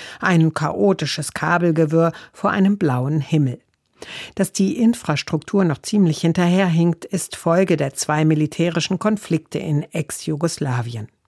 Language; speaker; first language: German; native; German